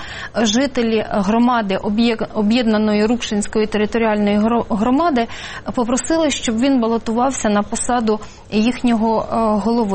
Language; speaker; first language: Ukrainian; native; Ukrainian